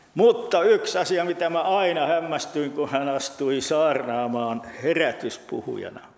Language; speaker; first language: Finnish; native; Finnish